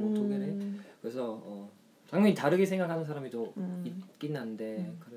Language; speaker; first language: Korean; non-native, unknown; German